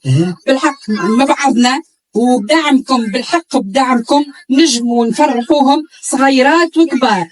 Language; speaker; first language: Arabic; native; Arabic